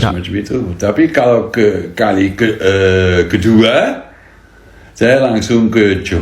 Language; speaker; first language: Indonesian; non-native, learner; Dutch